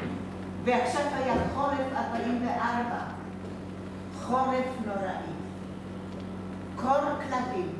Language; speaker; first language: Hebrew; non-native, fluent; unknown